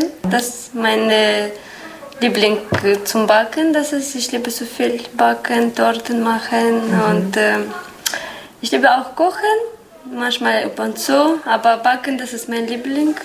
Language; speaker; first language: German; non-native, learner; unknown